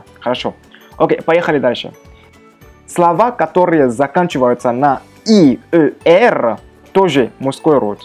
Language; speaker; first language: Russian; non-native, fluent; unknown